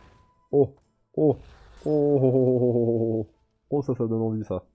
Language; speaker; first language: French; native; French